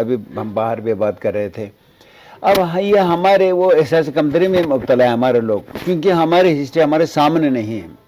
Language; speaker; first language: Urdu; non-native, local second language; Balti